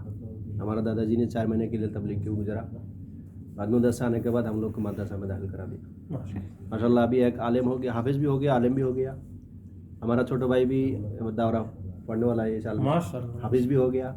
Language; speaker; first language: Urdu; non-native, fluent; Bangla